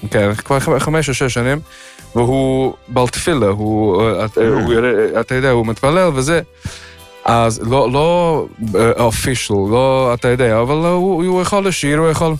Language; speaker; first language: Hebrew; non-native, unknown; Yiddish